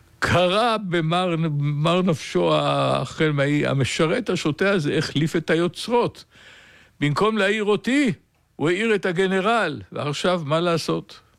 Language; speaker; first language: Hebrew; native; Hebrew